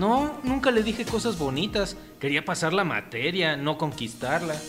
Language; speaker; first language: Spanish; native; Spanish